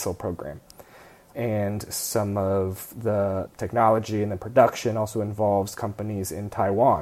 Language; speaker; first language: English; early bilingual, other home language; Chinese